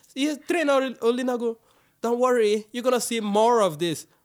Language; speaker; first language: Estonian; non-native, fluent; English